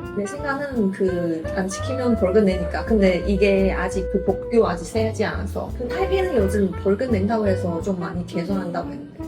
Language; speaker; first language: Korean; non-native, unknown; Chinese